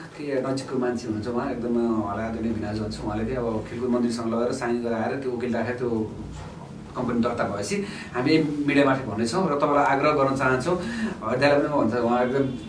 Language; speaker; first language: Nepali; native; Nepali